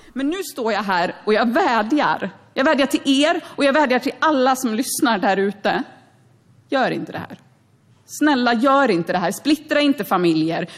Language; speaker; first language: Swedish; native; Swedish